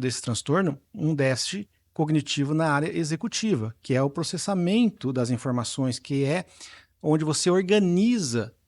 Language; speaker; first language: Portuguese; native; Portuguese